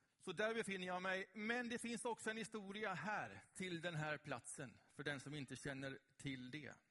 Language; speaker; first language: Swedish; native; Swedish